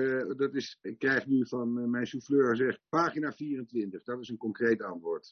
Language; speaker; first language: Dutch; native; Dutch